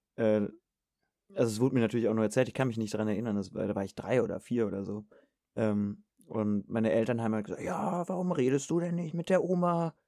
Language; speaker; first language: German; native; German